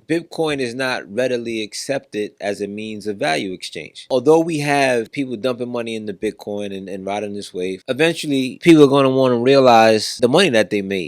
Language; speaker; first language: English; native; English